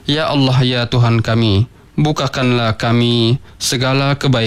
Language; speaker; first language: Malay; native; Malay